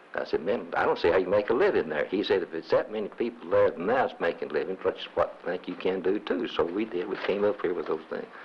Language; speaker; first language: English; native; English